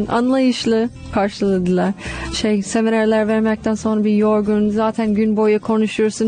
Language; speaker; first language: Turkish; non-native, fluent; English